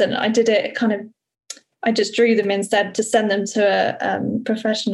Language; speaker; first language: English; native; English